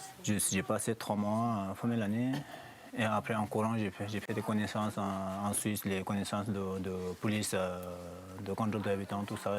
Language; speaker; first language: French; non-native, fluent; Sherpa